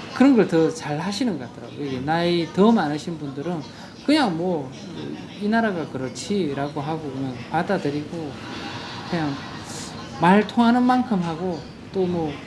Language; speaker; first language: Korean; native; Korean